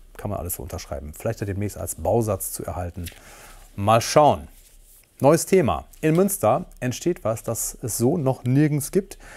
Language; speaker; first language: German; native; German